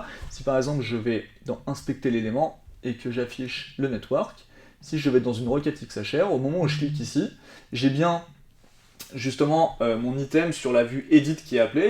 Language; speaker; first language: French; native; French